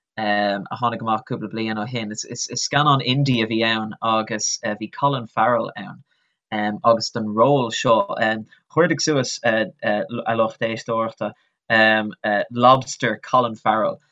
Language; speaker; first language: Irish; non-native, local second language; English